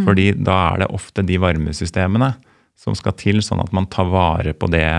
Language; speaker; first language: Norwegian; native; Norwegian